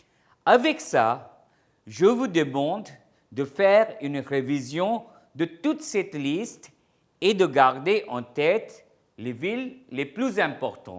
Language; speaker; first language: French; non-native, fluent; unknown